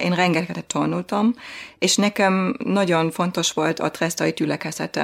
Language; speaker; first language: Hungarian; non-native, fluent; German